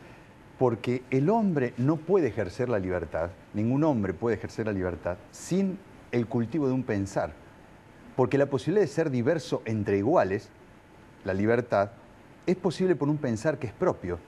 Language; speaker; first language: Spanish; native; Spanish